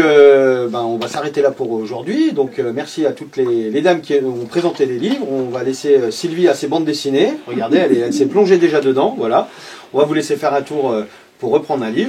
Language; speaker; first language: French; native; French